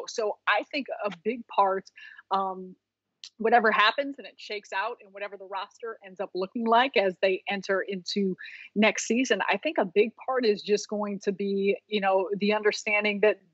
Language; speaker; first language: English; native; English